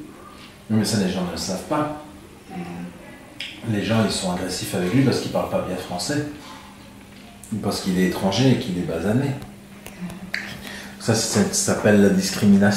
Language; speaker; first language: French; native; French